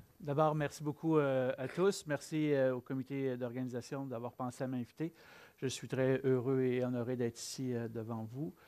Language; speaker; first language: French; native; French